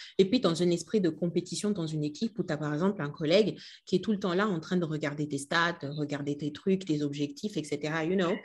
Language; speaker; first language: French; non-native, local second language; Lingala